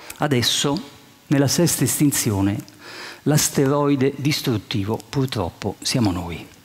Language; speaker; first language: Italian; early bilingual, heritage; Italian